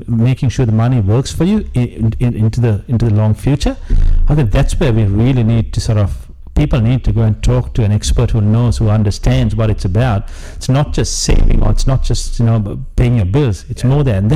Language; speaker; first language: English; non-native, local second language; Sinhala